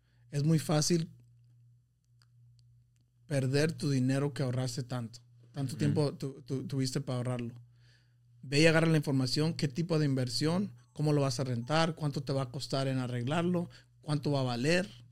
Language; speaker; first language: Spanish; early bilingual, heritage; Spanish